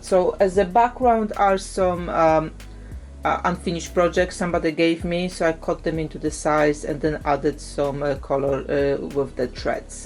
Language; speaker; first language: English; non-native, fluent; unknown